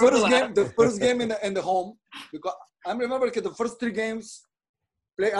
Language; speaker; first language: English; non-native, learner; Bulgarian